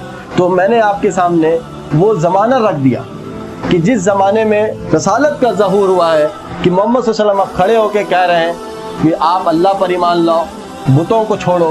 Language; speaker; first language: Urdu; native; Urdu